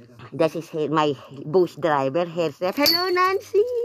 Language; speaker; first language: German; non-native, learner; Filipino